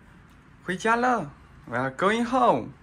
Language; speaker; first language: English; non-native, learner; Chinese